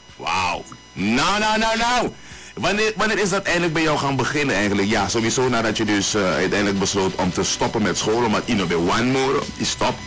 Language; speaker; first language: Dutch; native; Dutch